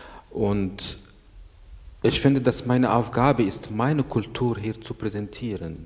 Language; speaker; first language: German; non-native, learner; Arabic